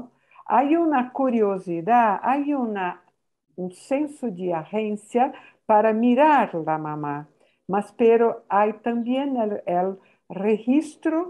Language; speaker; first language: Spanish; non-native, fluent; Portuguese